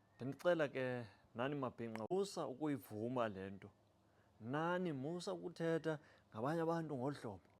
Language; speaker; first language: Xhosa; native; Xhosa